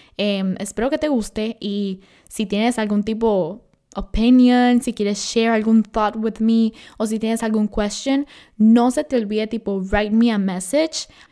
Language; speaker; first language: Spanish; early bilingual, heritage; Spanish